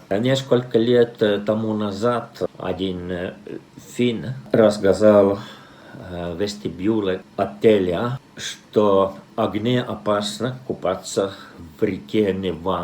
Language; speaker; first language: Russian; non-native, fluent; Finnish